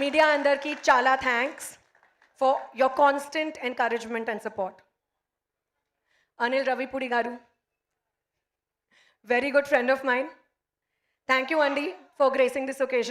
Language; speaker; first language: Telugu; non-native, learner; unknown